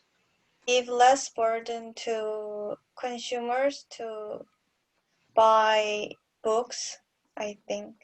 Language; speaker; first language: English; non-native, learner; Korean